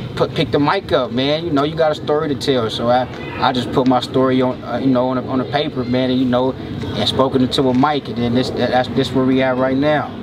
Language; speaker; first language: English; native; English